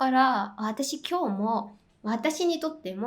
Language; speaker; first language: Japanese; non-native, fluent; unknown